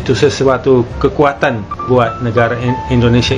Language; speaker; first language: Indonesian; non-native, fluent; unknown